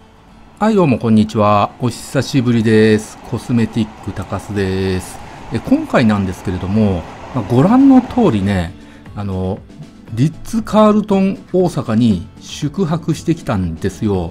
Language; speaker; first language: Japanese; native; Japanese